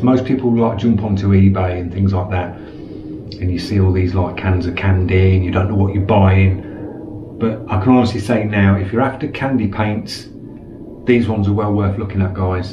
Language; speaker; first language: English; native; English